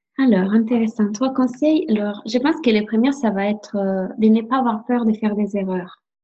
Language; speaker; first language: French; non-native, fluent; Italian